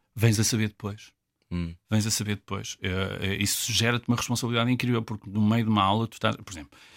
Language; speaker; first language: Portuguese; native; Portuguese